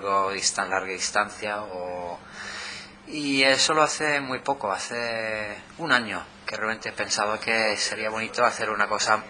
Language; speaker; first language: Spanish; non-native, fluent; English